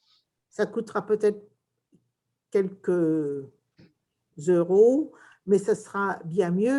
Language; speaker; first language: French; early bilingual, heritage; English